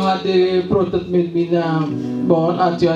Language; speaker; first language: Swedish; non-native, learner; Swahili